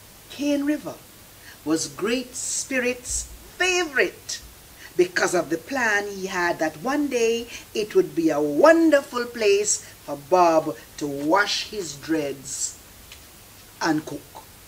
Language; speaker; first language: English; native; English